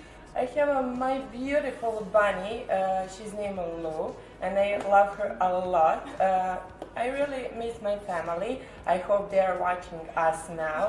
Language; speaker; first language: English; non-native, learner; Serbian